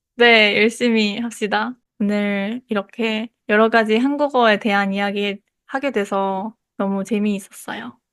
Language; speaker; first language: Korean; native; Korean